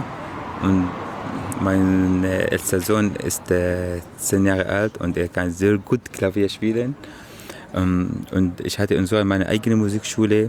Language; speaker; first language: German; non-native, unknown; Arabic